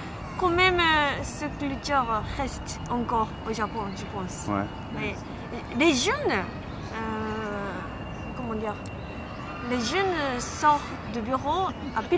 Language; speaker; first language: French; non-native, fluent; Japanese